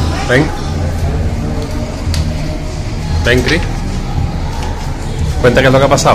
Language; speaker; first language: Spanish; native; Spanish